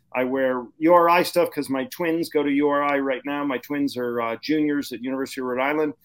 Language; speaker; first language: English; native; English